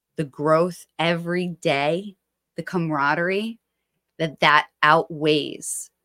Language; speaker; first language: English; native; English